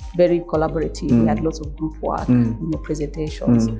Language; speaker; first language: English; non-native, local second language; Nyankole